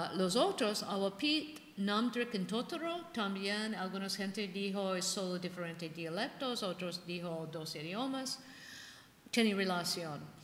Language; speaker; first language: Spanish; non-native, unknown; English